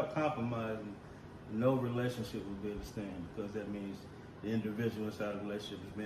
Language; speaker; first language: English; native; English